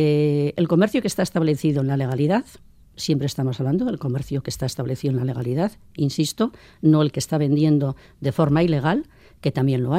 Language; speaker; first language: Spanish; native; Spanish